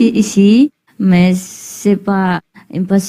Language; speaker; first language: French; non-native, fluent; Vietnamese